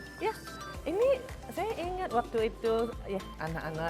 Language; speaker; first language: Indonesian; non-native, fluent; English